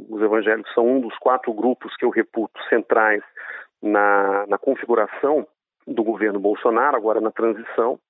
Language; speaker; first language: Portuguese; non-native, fluent; Hebrew